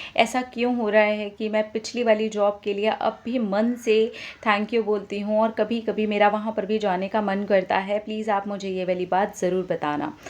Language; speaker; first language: Hindi; non-native, local second language; Bangla